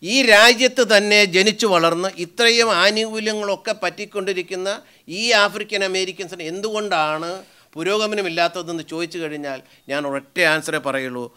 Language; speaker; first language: Malayalam; native; Malayalam